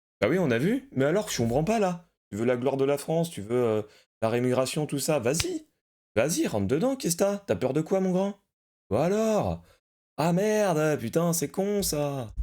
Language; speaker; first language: French; native; French